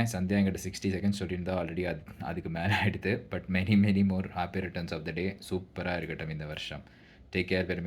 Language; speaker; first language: Tamil; native; Tamil